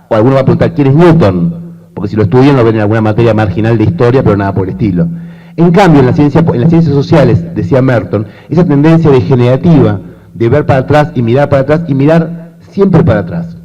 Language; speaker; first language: Spanish; native; Spanish